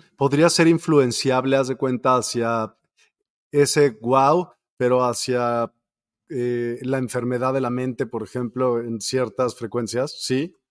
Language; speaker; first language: Spanish; native; Spanish